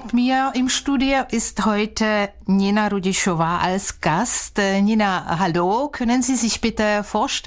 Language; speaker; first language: German; non-native, fluent; Czech